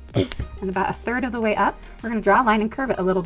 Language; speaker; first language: English; native; English